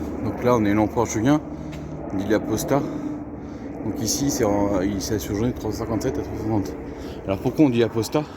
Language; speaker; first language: French; native; French